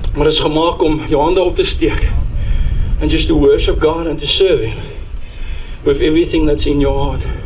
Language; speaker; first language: English; non-native, local second language; Afrikaans